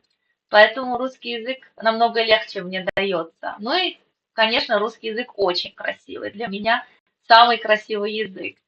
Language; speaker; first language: Russian; non-native, local second language; Armenian